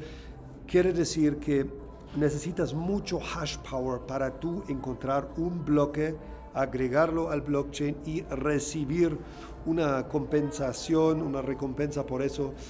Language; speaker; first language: Spanish; non-native, fluent; German